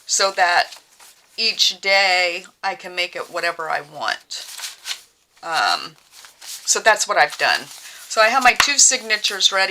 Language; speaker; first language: English; native; English